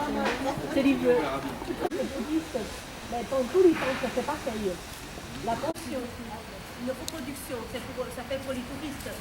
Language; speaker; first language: French; non-native, learner; Chinese